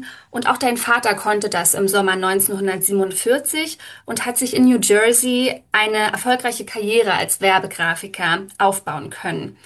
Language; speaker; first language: German; native; German